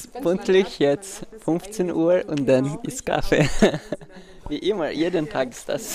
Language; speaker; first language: German; non-native, learner; Portuguese